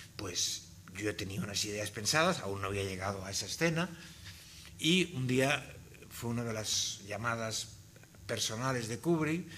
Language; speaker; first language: Spanish; native; Spanish